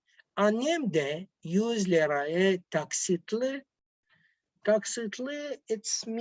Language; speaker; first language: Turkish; non-native, fluent; Arabic